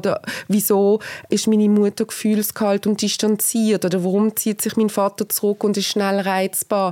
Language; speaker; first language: German; native; German